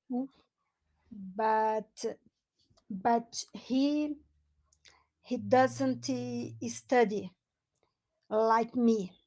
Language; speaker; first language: English; non-native, learner; Portuguese